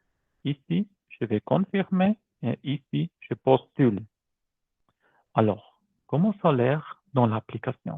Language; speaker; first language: French; non-native, learner; German